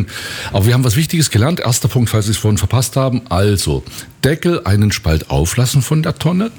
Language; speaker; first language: German; native; German